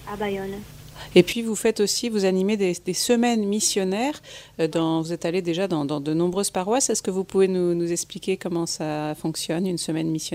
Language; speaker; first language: French; native; French